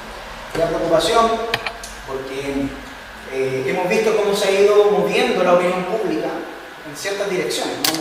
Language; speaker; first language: Spanish; native; Spanish